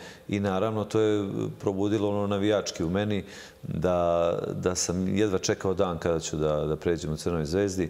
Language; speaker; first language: Serbian; native; Serbian